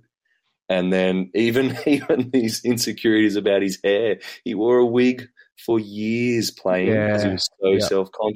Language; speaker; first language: English; native; English